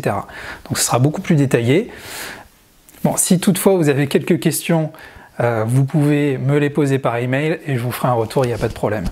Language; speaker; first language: French; native; French